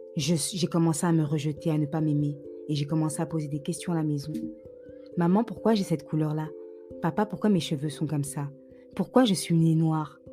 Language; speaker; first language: French; native; French